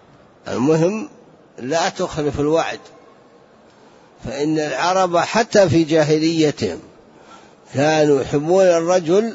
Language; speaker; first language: Arabic; native; Arabic